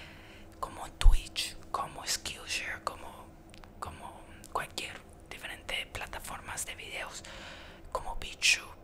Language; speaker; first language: Spanish; early bilingual, heritage; Spanish